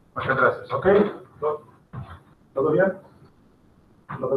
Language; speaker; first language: Spanish; non-native, learner; English